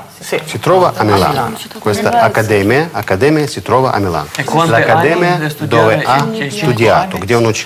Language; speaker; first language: Italian; non-native, fluent; Russian